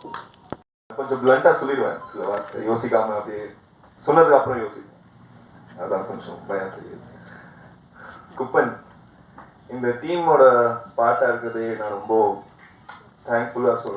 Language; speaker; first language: Tamil; non-native, fluent; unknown